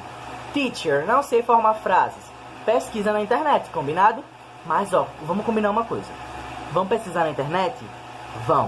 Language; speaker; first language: Portuguese; native; Portuguese